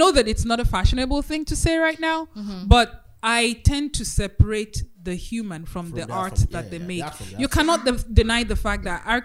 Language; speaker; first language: English; non-native, local second language; Yoruba